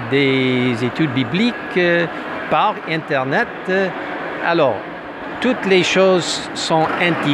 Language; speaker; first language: French; non-native, fluent; English